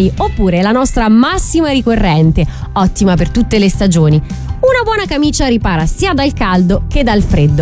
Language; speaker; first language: Italian; native; Italian